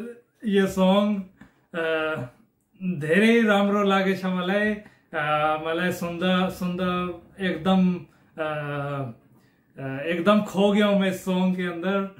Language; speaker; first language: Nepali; non-native, learner; Urdu